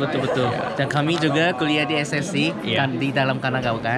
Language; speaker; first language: Indonesian; non-native, learner; Japanese